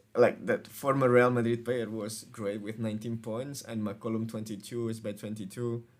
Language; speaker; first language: English; non-native, fluent; Spanish